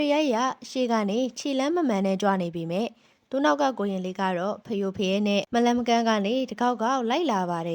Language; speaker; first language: Burmese; native; Burmese